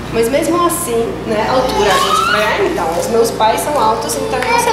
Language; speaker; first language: Portuguese; non-native, fluent; Czech